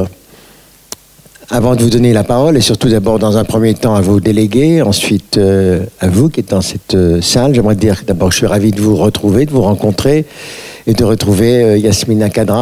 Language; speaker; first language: French; native; French